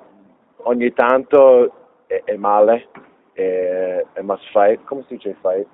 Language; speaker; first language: Italian; non-native, learner; English